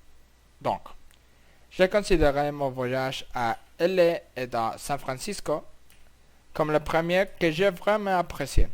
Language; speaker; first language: French; non-native, learner; Spanish